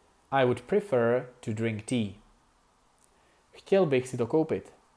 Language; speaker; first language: English; non-native, fluent; Czech